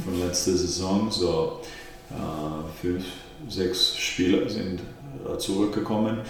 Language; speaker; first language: German; non-native, fluent; Finnish